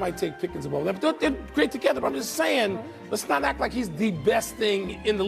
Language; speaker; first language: English; native; English